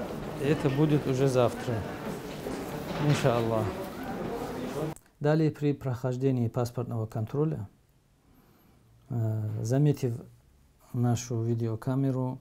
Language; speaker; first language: Russian; native; Russian